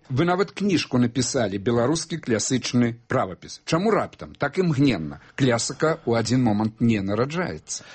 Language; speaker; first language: Belarusian; native; Belarusian